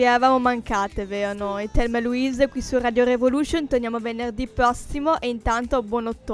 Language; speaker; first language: Italian; native; Italian